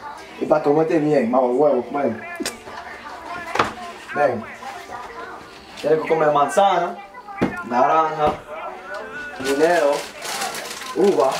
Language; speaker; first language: Spanish; non-native, learner; English